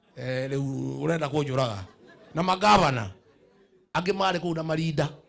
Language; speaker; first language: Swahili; non-native, local second language; Kikuyu